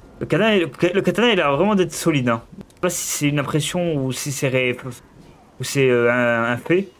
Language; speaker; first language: French; native; French